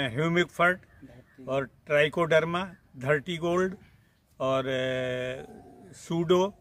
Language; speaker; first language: Hindi; native; Hindi